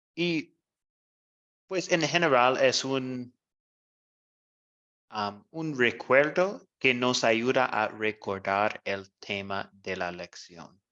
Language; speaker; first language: Spanish; non-native, fluent; English